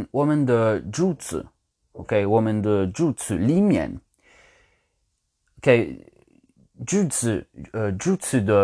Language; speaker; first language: Chinese; non-native, learner; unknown